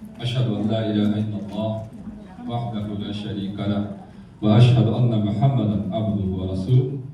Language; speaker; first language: Indonesian; non-native, learner; Japanese